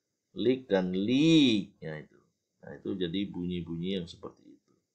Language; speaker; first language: Indonesian; native; Indonesian